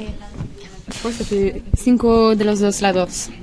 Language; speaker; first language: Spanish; non-native, learner; French